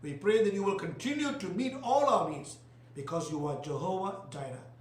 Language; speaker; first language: English; non-native, local second language; Tamil